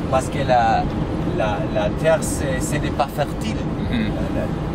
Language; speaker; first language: French; non-native, learner; Spanish